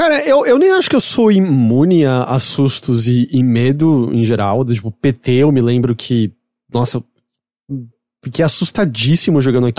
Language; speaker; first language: Portuguese; native; Portuguese